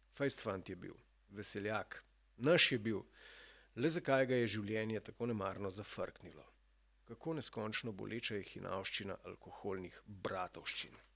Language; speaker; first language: Slovenian; native; Slovenian